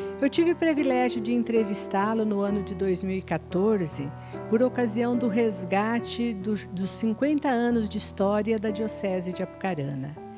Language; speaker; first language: Portuguese; native; Portuguese